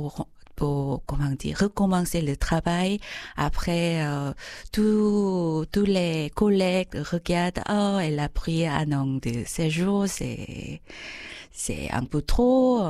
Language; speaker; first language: French; non-native, fluent; Korean